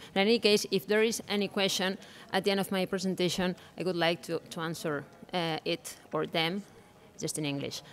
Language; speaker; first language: English; non-native, learner; Spanish